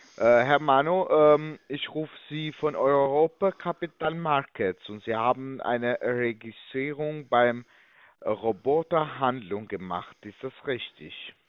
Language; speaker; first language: German; non-native, fluent; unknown